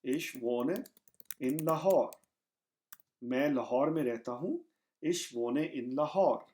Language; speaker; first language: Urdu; non-native, local second language; Punjabi